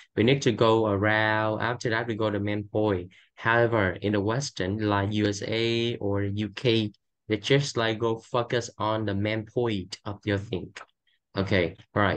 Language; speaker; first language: English; non-native, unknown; Vietnamese